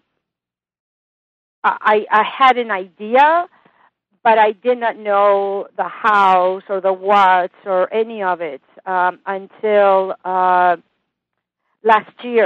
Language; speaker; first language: English; non-native, fluent; Italian